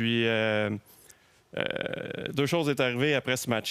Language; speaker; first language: French; native; French